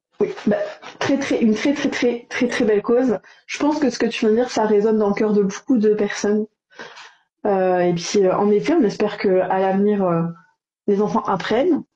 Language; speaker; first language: French; native; French